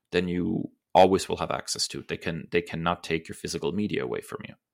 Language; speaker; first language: English; early bilingual, other home language; German